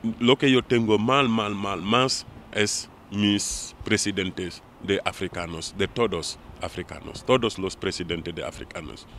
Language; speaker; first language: Spanish; non-native, learner; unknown